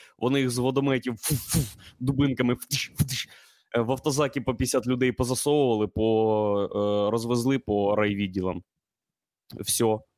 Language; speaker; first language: Ukrainian; native; Ukrainian